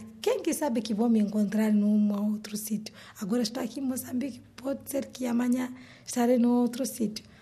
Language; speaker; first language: Portuguese; non-native, learner; Swahili